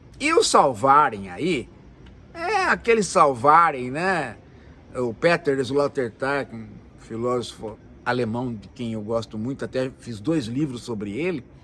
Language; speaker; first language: Portuguese; native; Portuguese